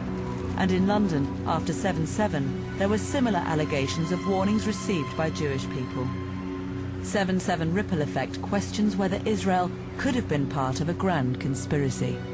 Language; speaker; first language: English; native; English